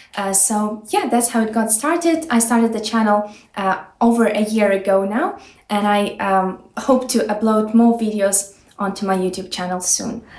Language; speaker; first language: English; non-native, fluent; Ukrainian